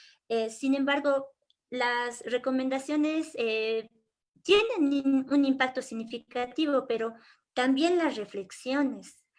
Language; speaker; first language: Spanish; native; Spanish